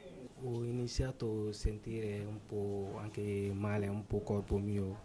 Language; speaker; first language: Italian; non-native, learner; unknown